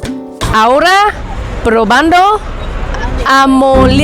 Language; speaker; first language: Spanish; non-native, learner; Vietnamese